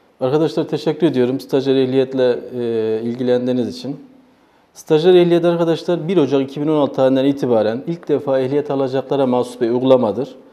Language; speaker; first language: Turkish; early bilingual, heritage; Turkish